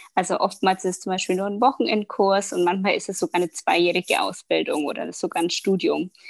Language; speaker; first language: German; native; German